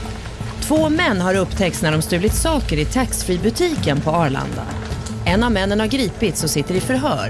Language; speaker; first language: Swedish; native; Swedish